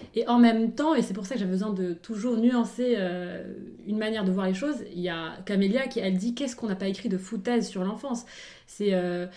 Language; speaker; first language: French; non-native, local second language; Arabic